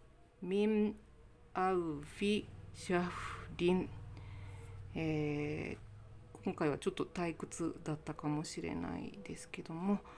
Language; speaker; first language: Japanese; non-native, fluent; Indonesian